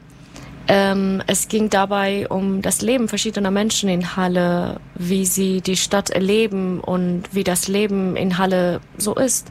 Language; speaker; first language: German; native; German